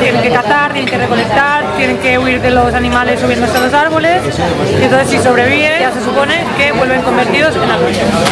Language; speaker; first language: Spanish; native; Spanish